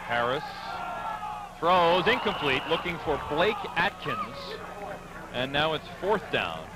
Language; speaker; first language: English; native; English